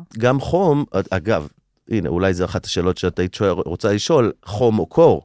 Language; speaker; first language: Hebrew; native; Hebrew